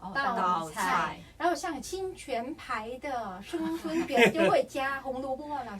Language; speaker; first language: Chinese; non-native, fluent; Vietnamese